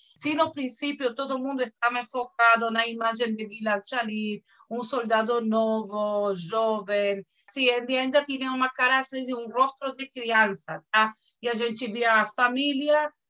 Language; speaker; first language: Portuguese; non-native, fluent; Hebrew